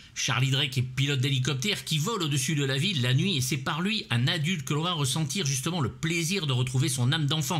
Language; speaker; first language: French; native; French